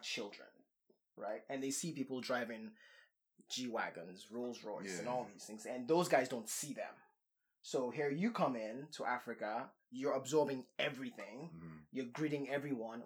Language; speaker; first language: English; non-native, local second language; Yoruba